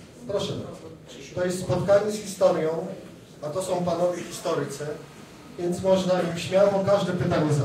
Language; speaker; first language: Polish; native; Polish